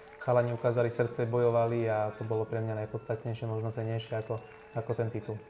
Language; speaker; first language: Slovak; native; Slovak